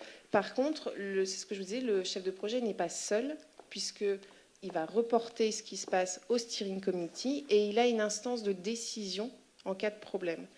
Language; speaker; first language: French; native; French